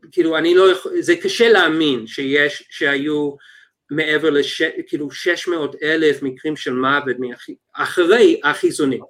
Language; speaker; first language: Hebrew; non-native, fluent; English